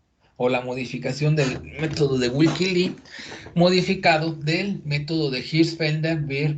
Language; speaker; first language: Spanish; native; Spanish